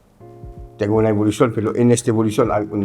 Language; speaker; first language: Spanish; non-native, learner; French